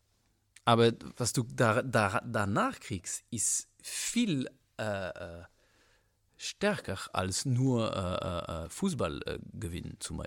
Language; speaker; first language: German; non-native, fluent; French